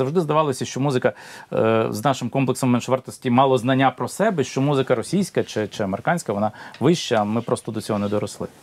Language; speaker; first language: Ukrainian; native; Ukrainian